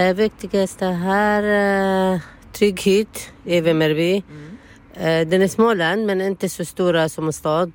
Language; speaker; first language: Swedish; non-native, learner; Arabic